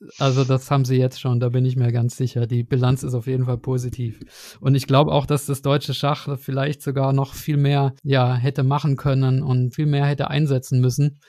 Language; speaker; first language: German; native; German